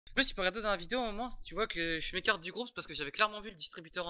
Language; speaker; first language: French; native; French